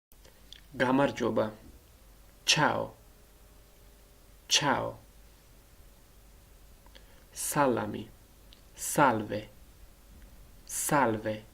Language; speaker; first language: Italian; non-native, learner; Georgian